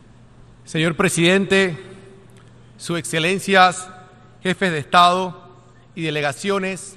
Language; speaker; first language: Spanish; native; Spanish